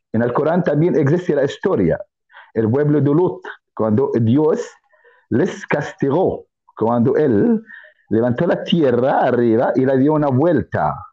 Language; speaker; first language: Spanish; non-native, fluent; Arabic